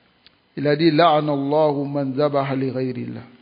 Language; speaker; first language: Arabic; non-native, fluent; French